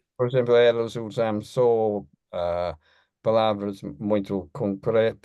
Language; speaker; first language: Portuguese; non-native, learner; English